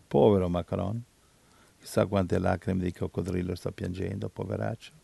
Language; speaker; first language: Italian; native; Italian